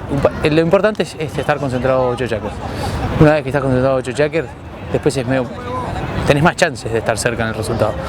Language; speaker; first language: Spanish; native; Spanish